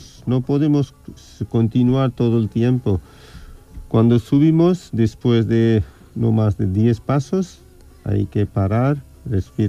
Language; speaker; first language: Spanish; non-native, fluent; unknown